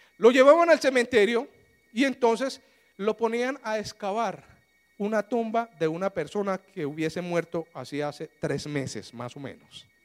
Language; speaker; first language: Spanish; native; Spanish